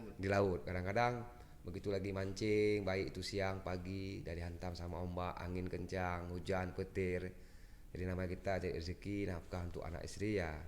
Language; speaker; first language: Indonesian; non-native, local second language; Achinese